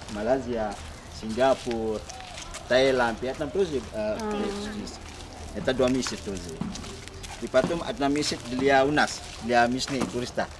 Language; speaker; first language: Russian; non-native, learner; Indonesian